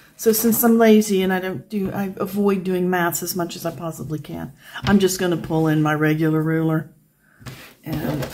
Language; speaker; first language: English; native; English